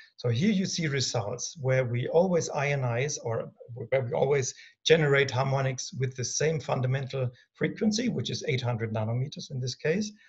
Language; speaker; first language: English; non-native, fluent; German